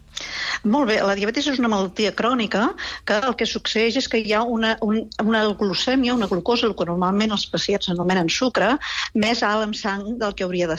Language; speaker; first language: Catalan; native; Catalan